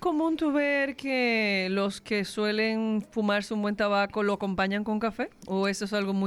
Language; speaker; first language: Spanish; native; Spanish